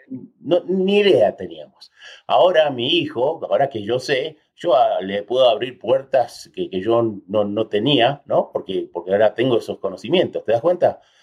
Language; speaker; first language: Spanish; early bilingual, heritage; Spanish